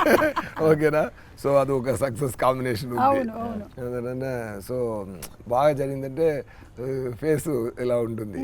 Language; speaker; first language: Telugu; non-native, fluent; Tamil